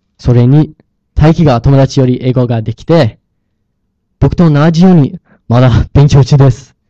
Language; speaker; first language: Japanese; non-native, learner; English